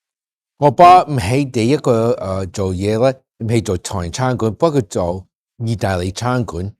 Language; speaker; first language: Cantonese; early bilingual, heritage; English